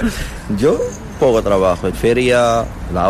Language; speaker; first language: Spanish; non-native, learner; Arabic